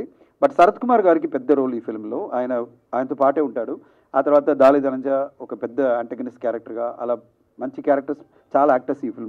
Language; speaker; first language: Telugu; non-native, fluent; Tamil